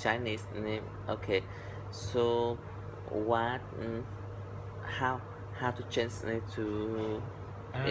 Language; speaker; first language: English; non-native, learner; Vietnamese